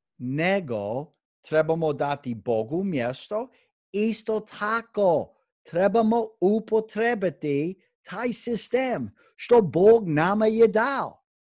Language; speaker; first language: Croatian; early bilingual, heritage; Croatian